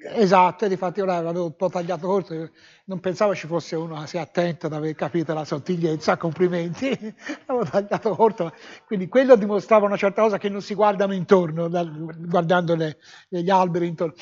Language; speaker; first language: Italian; native; Italian